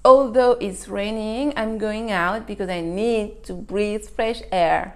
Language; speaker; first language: English; non-native, fluent; French